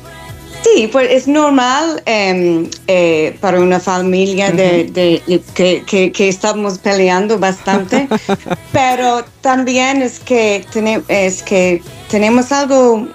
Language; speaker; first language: Spanish; non-native, fluent; English